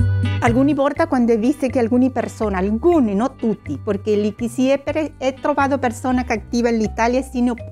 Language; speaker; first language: Italian; non-native, learner; Spanish